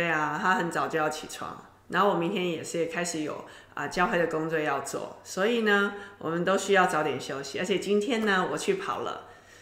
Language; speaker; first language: Chinese; native; Chinese